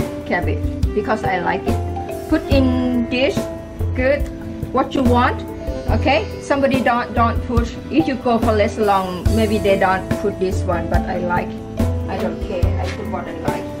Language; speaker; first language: English; non-native, learner; Thai